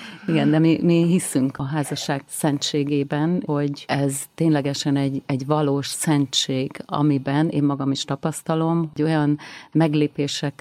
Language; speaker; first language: Hungarian; native; Hungarian